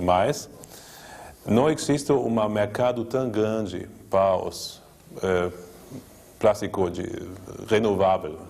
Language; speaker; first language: Portuguese; non-native, learner; German